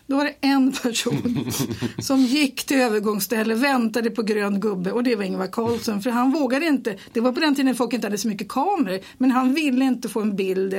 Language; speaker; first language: Swedish; native; Swedish